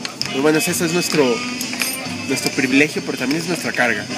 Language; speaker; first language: Spanish; native; Spanish